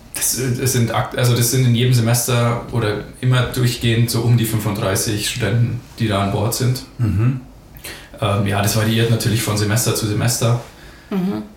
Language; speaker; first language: German; native; German